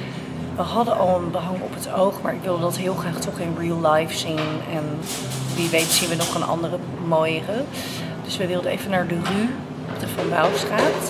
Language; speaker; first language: Dutch; native; Dutch